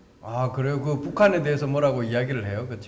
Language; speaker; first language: Korean; native; Korean